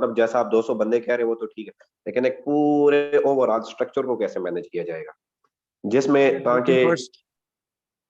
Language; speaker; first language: Urdu; native; Urdu